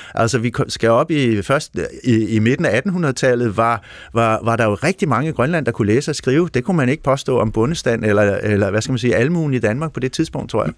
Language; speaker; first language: Danish; native; Danish